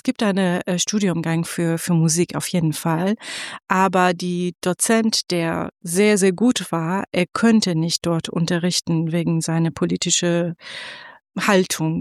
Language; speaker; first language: German; non-native, fluent; Persian